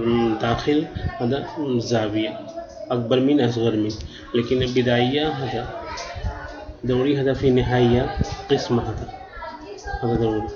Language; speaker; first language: Arabic; non-native, learner; Urdu